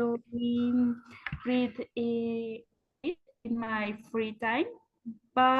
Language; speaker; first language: English; non-native, learner; Spanish